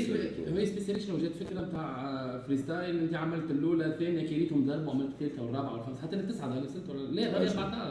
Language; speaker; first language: Arabic; native; Arabic